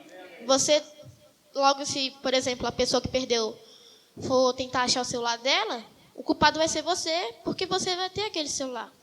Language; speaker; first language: Portuguese; native; Portuguese